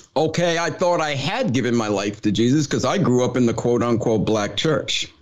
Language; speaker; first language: English; native; English